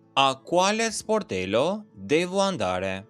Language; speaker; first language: Italian; non-native, fluent; Albanian